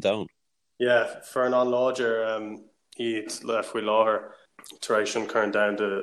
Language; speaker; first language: Irish; non-native, local second language; English